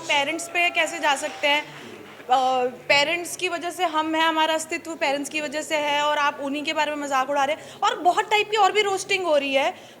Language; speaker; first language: Hindi; native; Hindi